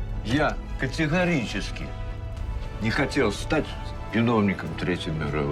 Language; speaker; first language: Russian; native; Russian